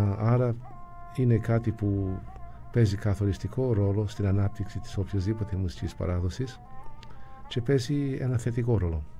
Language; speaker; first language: Greek; non-native, fluent; English